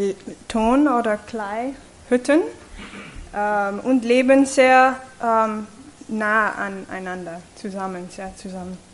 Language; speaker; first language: German; non-native, fluent; English